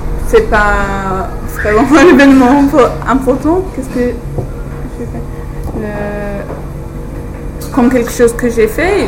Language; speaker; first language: French; non-native, learner; English